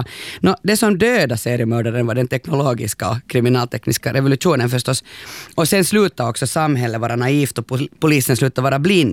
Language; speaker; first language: Swedish; native; Swedish